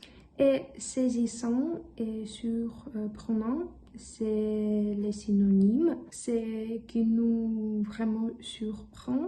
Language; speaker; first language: French; non-native, learner; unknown